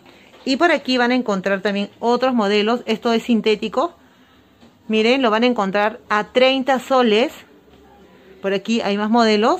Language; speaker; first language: Spanish; native; Spanish